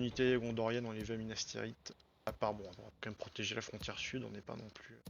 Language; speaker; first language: French; native; French